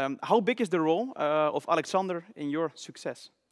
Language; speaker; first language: English; non-native, fluent; Dutch